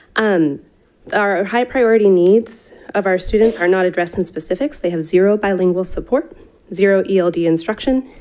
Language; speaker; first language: English; native; English